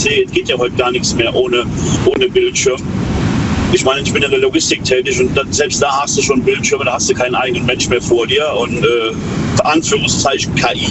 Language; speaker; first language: German; native; German